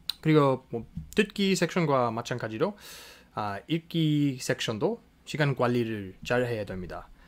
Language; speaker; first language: Korean; non-native, fluent; English